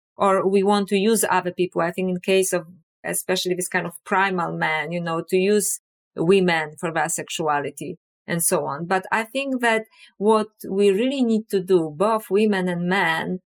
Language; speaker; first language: English; non-native, fluent; Polish